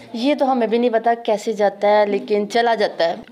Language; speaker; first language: Urdu; native; Urdu